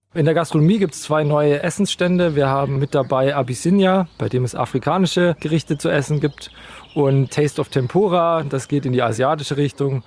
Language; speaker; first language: German; native; German